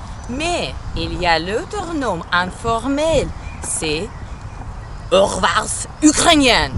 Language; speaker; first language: French; non-native, learner; Ukrainian